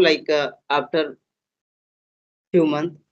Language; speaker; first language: English; non-native, learner; Hindi